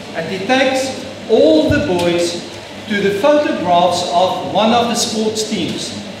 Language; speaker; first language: English; non-native, local second language; Afrikaans